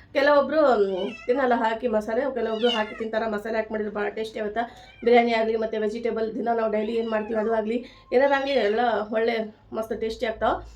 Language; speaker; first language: Kannada; native; Kannada